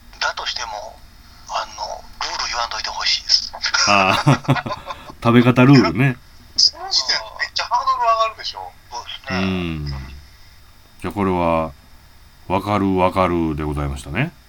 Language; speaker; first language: Japanese; native; Japanese